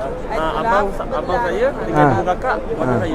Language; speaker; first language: Malay; native; Malay